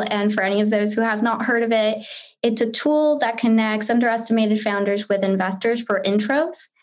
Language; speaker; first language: English; early bilingual, other home language; Spanish